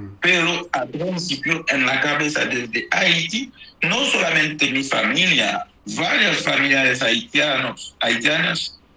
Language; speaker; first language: Spanish; non-native, fluent; Haitian Creole